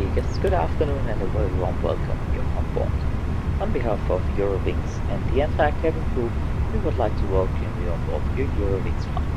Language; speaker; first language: English; non-native, fluent; German